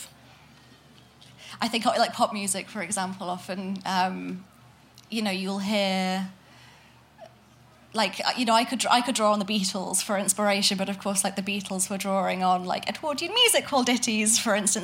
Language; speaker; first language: English; native; English